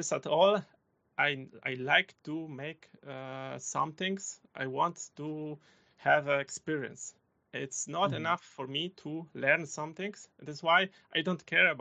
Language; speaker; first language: English; non-native, learner; Polish